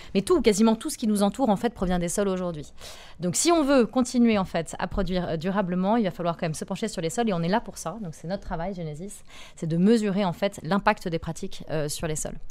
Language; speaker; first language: French; native; French